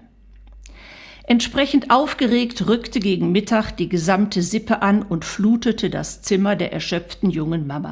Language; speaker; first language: German; native; German